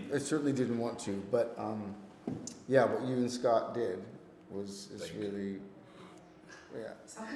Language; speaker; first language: English; native; English